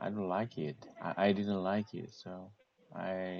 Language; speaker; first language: English; non-native, learner; Korean